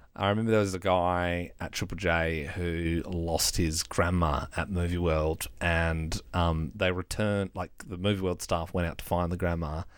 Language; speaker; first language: English; native; English